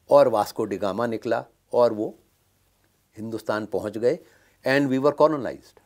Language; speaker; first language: Hindi; native; Hindi